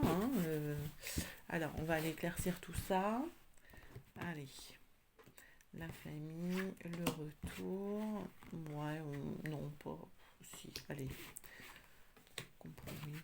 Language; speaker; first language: French; native; French